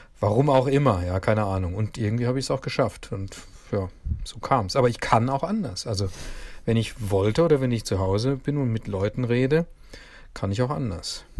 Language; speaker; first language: German; native; German